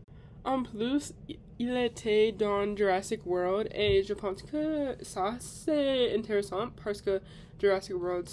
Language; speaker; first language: French; non-native, learner; English